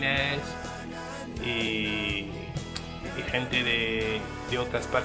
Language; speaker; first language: Spanish; non-native, fluent; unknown